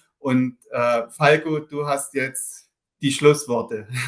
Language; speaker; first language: German; native; German